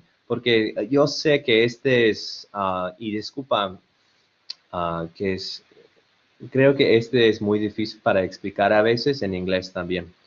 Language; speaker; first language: Spanish; non-native, learner; English